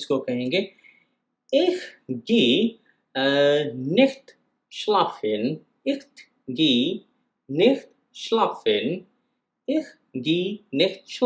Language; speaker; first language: German; non-native, fluent; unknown